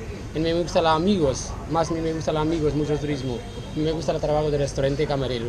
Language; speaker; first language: Spanish; non-native, learner; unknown